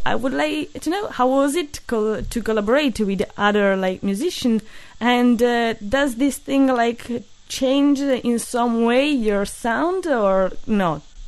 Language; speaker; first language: English; non-native, learner; Italian